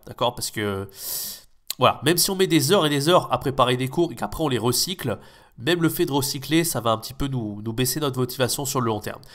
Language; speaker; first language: French; native; French